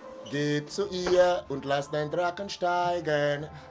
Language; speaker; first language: German; non-native, fluent; English